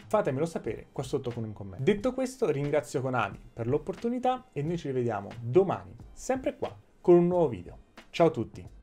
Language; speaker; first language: Italian; native; Italian